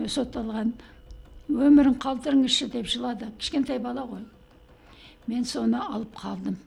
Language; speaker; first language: Kazakh; native; Kazakh